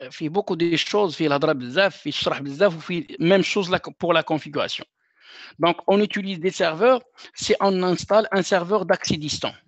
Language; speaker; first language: French; non-native, local second language; Arabic